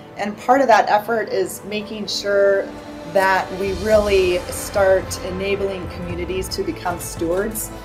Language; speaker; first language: English; native; English